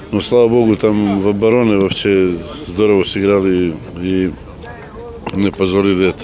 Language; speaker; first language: Russian; non-native, fluent; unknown